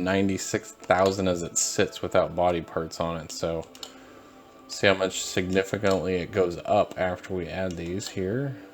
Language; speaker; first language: English; native; English